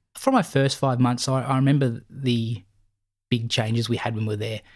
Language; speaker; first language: English; native; English